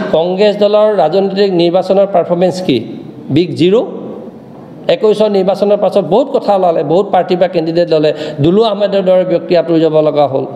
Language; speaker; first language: Assamese; non-native, local second language; Mising